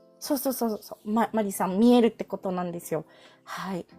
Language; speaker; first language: Japanese; non-native, fluent; Filipino